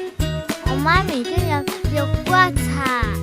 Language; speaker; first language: Chinese; native; Chinese